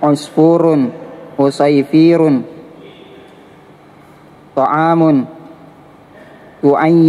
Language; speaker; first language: Arabic; non-native, learner; Indonesian